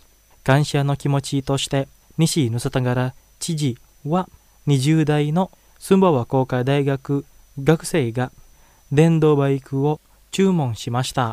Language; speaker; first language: Japanese; non-native, fluent; Indonesian